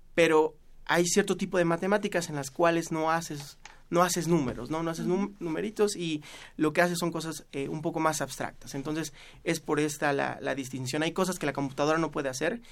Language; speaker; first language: Spanish; native; Spanish